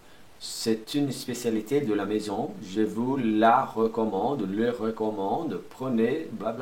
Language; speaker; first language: French; non-native, fluent; Portuguese